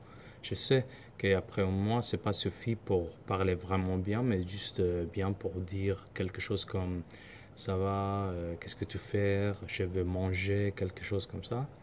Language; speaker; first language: French; non-native, learner; Somali